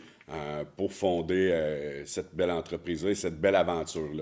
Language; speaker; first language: French; native; French